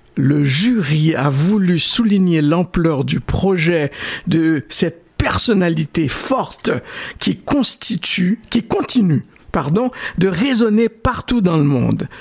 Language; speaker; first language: French; native; French